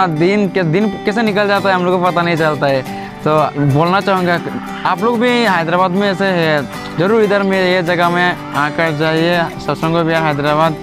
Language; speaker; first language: Hindi; non-native, local second language; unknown